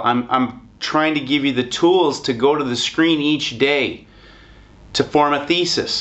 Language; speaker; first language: English; native; English